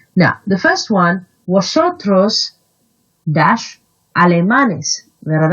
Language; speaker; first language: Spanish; non-native, fluent; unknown